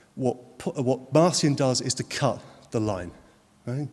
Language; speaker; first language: English; native; English